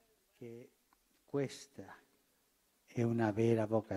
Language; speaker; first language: Italian; early bilingual, heritage; Spanish